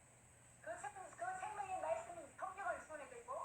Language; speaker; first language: Korean; native; Korean